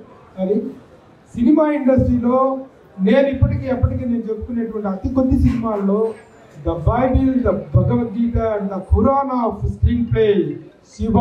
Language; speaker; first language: Telugu; native; Telugu